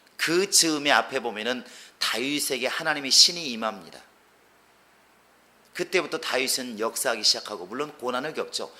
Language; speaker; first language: Korean; native; Korean